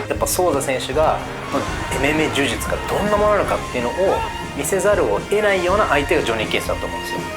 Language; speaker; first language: Japanese; native; Japanese